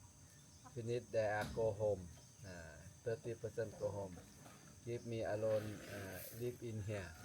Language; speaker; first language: English; non-native, learner; Thai